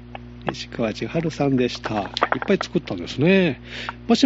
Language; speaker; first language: Japanese; native; Japanese